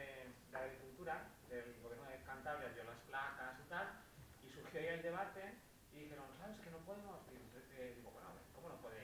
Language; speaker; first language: Spanish; native; Spanish